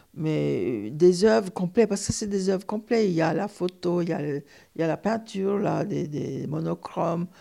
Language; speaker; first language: French; non-native, fluent; Turkish